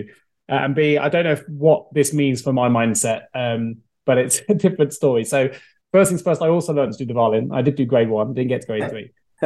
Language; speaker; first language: English; native; English